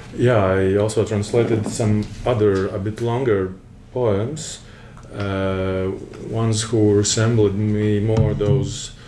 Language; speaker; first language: English; non-native, fluent; Latvian